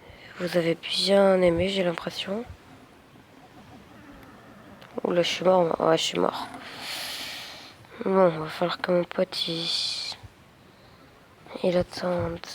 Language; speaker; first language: French; native; French